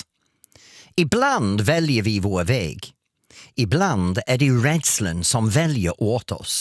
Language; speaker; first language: Swedish; non-native, fluent; English